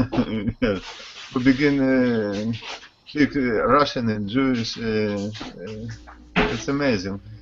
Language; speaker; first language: English; non-native, learner; Russian